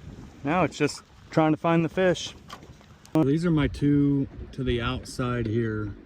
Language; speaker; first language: English; native; English